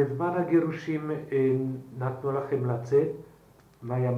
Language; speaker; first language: Hebrew; non-native, fluent; Slovak